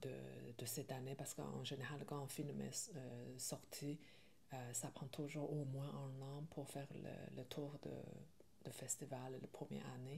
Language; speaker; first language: French; non-native, learner; Chinese